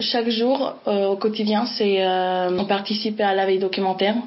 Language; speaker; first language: French; non-native, fluent; Spanish